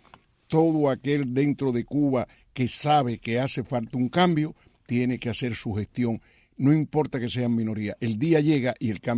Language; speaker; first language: Spanish; native; Spanish